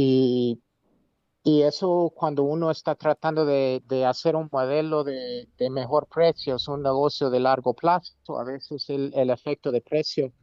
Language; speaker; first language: Spanish; non-native, fluent; English